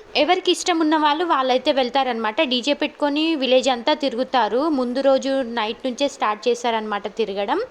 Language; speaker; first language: Telugu; non-native, local second language; Lambadi